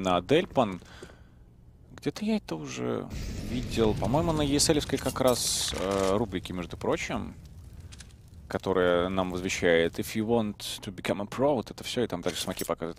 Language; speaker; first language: Russian; native; Russian